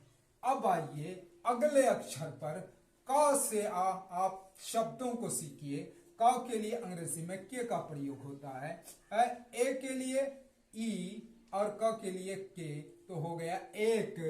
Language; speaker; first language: Hindi; native; Hindi